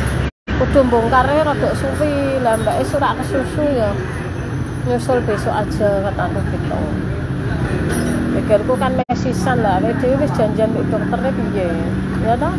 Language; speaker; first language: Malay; non-native, local second language; Javanese